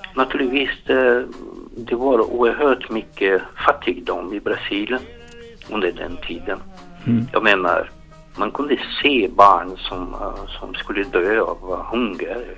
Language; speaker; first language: Swedish; non-native, fluent; Portuguese